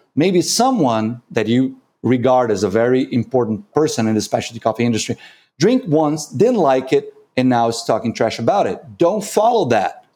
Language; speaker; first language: English; non-native, fluent; Portuguese